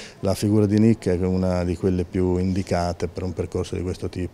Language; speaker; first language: Italian; native; Italian